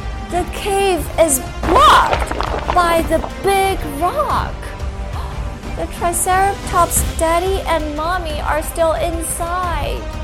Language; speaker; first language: English; non-native, fluent; Chinese